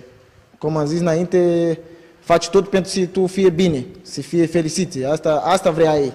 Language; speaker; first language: Romanian; non-native, learner; Portuguese